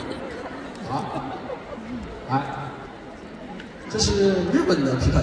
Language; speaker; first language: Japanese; non-native, learner; Chinese